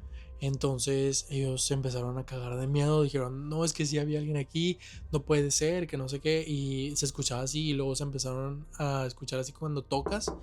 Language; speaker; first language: Spanish; native; Spanish